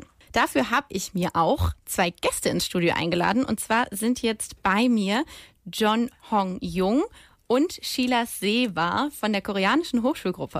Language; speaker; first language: German; native; German